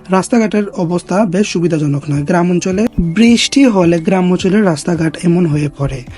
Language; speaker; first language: Bangla; non-native, local second language; Sylheti